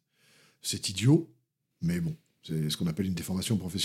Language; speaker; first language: French; native; French